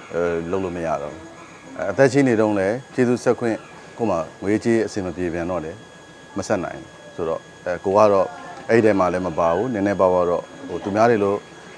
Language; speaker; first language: Burmese; non-native, local second language; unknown